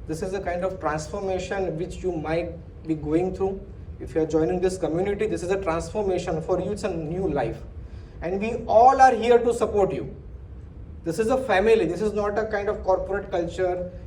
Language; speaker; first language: English; non-native, local second language; Gujarati